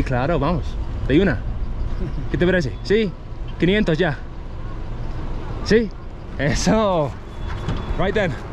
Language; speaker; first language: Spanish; non-native, fluent; English